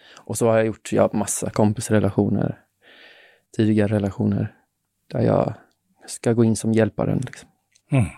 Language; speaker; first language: Swedish; native; Swedish